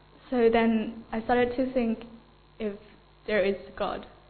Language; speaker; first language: English; non-native, fluent; Chinese